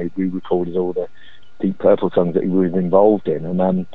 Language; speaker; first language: English; native; English